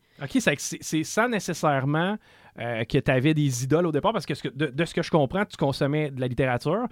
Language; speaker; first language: French; native; French